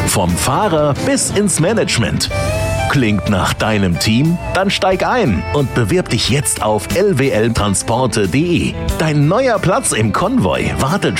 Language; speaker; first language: German; native; German